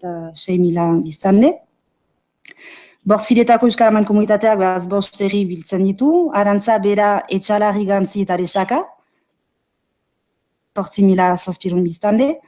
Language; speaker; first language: Basque; native; Basque